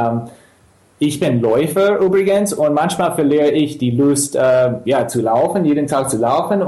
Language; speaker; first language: German; non-native, fluent; English